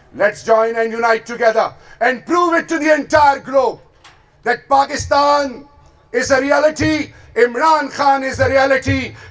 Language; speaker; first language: English; non-native, local second language; Urdu